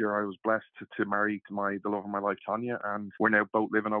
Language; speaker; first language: English; native; English